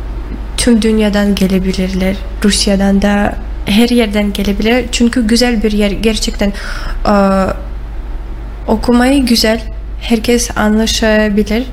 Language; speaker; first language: Turkish; non-native, learner; Russian